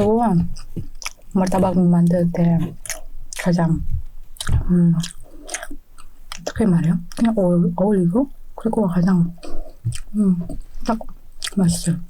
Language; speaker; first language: Korean; non-native, fluent; Indonesian